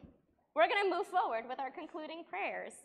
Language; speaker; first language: English; native; English